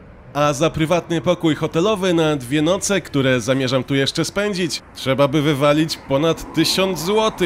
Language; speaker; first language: Polish; native; Polish